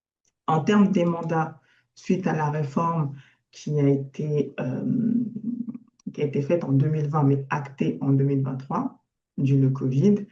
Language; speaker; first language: French; native; French